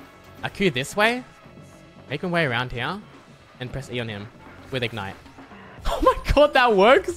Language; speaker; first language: English; native; English